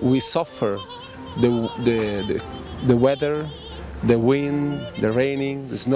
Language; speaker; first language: English; non-native, learner; Spanish